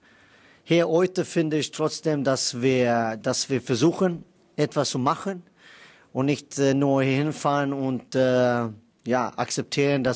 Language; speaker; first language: German; non-native, fluent; Swedish